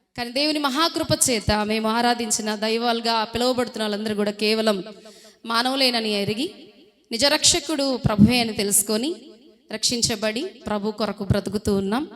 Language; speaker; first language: Telugu; non-native, fluent; Hindi